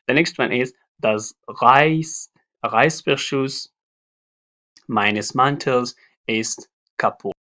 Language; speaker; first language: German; non-native, learner; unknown